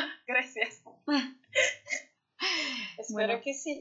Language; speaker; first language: Spanish; non-native, fluent; French